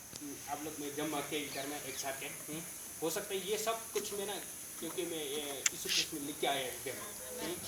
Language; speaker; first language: Hindi; non-native, local second language; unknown